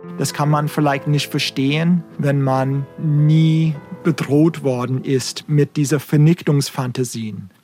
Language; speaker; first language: German; non-native, fluent; English